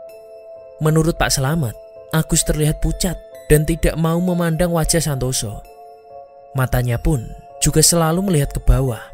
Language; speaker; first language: Indonesian; native; Indonesian